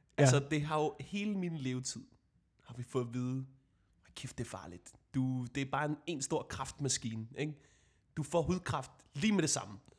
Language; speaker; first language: Danish; native; Danish